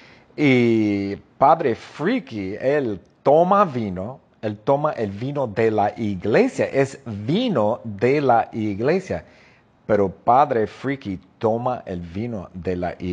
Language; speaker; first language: Spanish; non-native, fluent; English